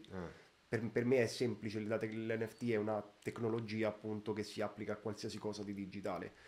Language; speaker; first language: Italian; native; Italian